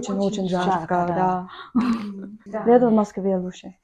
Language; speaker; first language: Russian; non-native, learner; Vietnamese